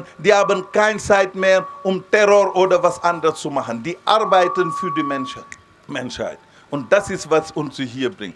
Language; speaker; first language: German; non-native, fluent; Wolof